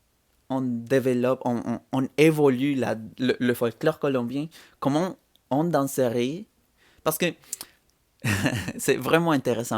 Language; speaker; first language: French; non-native, fluent; Spanish